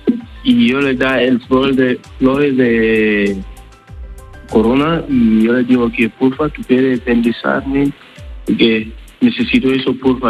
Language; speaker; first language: Spanish; non-native, learner; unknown